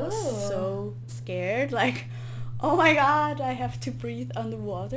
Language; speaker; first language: English; non-native, fluent; Swiss German